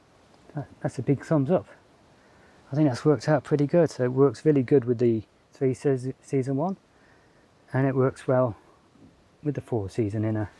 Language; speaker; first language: English; native; English